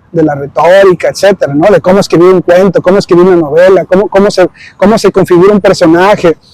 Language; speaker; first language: Spanish; early bilingual, heritage; Spanish